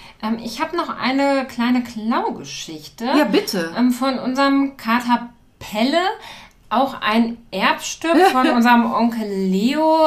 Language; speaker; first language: German; native; German